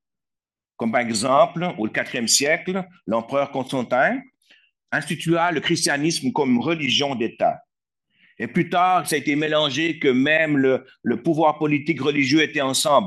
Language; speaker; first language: French; native; French